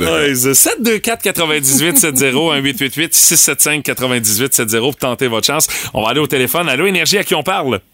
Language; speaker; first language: French; native; French